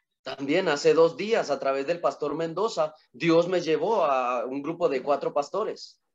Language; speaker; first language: Spanish; native; Spanish